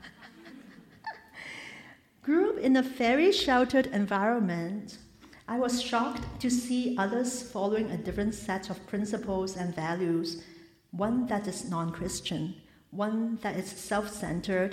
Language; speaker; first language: English; non-native, local second language; Cantonese